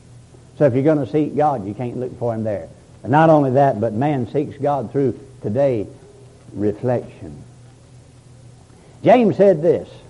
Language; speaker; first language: English; native; English